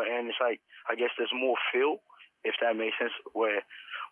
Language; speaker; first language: English; native; English